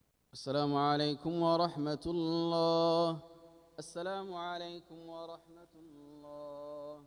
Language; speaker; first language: Arabic; native; Arabic